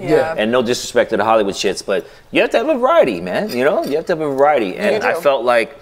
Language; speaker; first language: English; native; English